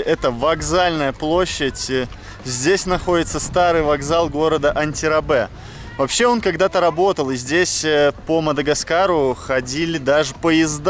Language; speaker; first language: Russian; native; Russian